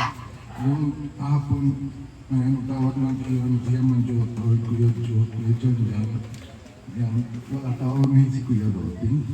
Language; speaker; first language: Filipino; non-native, learner; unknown